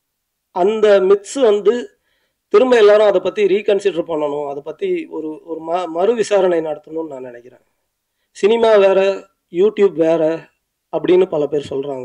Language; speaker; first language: Tamil; native; Tamil